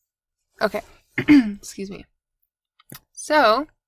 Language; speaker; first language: English; native; English